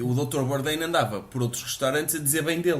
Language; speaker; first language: Portuguese; native; Portuguese